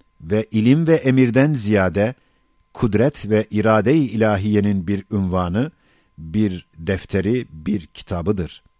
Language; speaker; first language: Turkish; native; Turkish